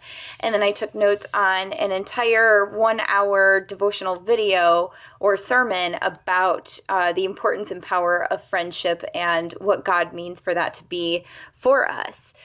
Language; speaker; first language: English; native; English